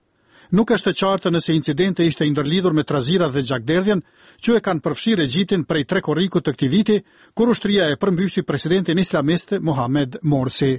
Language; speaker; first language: Albanian; native; Albanian